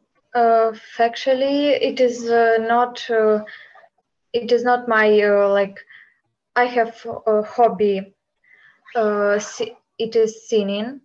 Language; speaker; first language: English; non-native, learner; Ukrainian